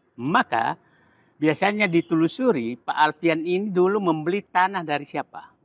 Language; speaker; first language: Indonesian; non-native, local second language; Buginese